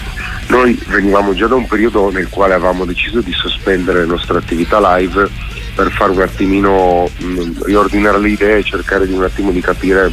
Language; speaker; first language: Italian; native; Italian